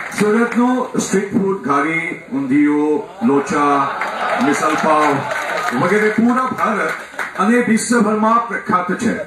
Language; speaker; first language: Gujarati; non-native, learner; Assamese